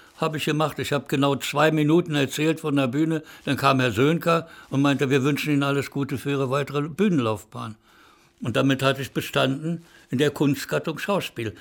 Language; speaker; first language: German; native; German